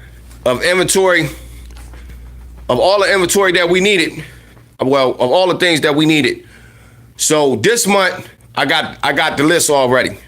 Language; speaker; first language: English; native; English